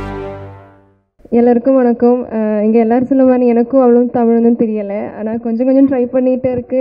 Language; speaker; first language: Tamil; non-native, learner; Malayalam